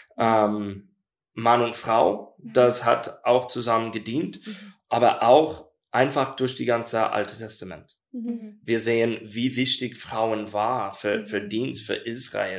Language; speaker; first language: German; non-native, learner; English